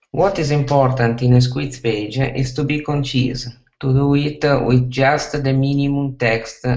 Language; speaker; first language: English; non-native, fluent; Italian